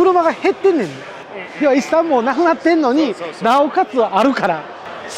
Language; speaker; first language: Japanese; native; Japanese